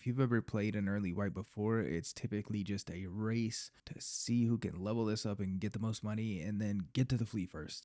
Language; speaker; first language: English; native; English